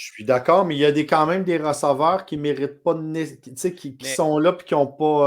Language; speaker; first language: French; native; French